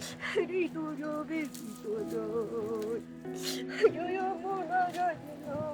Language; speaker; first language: Spanish; non-native, local second language; Quechua